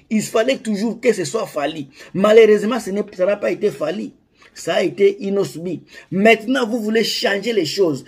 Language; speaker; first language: French; non-native, local second language; Lingala